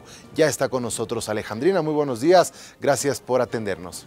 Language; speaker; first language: Spanish; native; Spanish